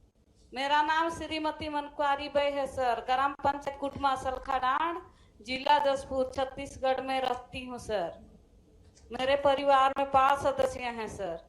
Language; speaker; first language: Hindi; non-native, local second language; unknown